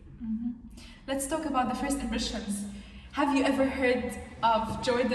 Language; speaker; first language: English; non-native, fluent; Arabic